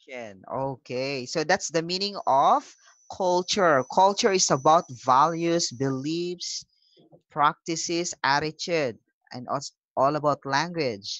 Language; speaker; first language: English; non-native, local second language; Filipino